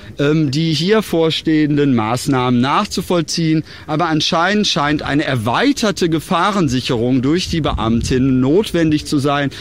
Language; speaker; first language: German; native; German